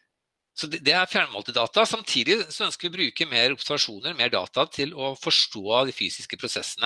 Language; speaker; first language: Norwegian; native; Norwegian